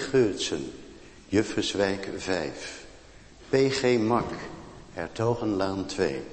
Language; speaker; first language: Dutch; native; Dutch